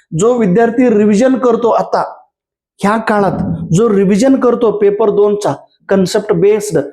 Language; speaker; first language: Marathi; non-native, local second language; Kannada